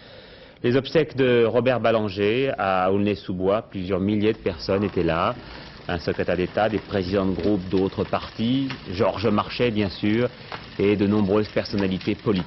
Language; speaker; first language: French; native; French